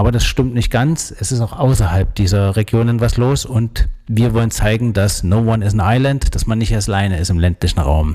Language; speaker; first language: German; native; German